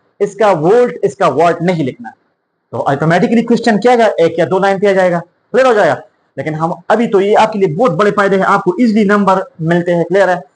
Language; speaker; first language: Urdu; non-native, local second language; Pashto